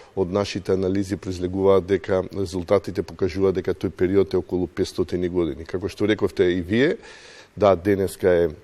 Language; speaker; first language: Macedonian; native; Macedonian